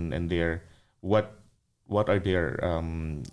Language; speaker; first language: English; non-native, local second language; Filipino